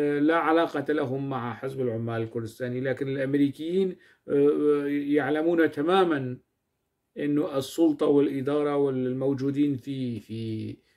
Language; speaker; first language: Arabic; non-native, local second language; Kurdish